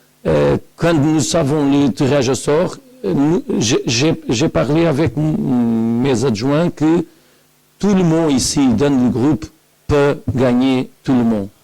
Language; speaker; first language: French; non-native, learner; Portuguese